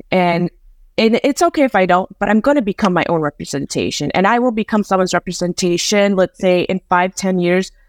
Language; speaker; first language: English; early bilingual, other home language; Persian